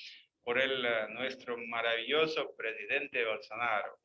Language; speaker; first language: Spanish; non-native, fluent; Portuguese